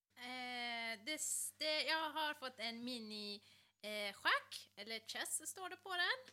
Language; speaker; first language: Swedish; non-native, fluent; Persian